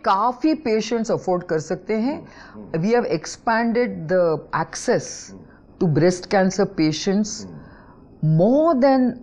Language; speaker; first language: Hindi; non-native, local second language; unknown